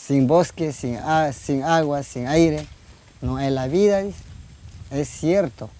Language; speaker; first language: Spanish; non-native, local second language; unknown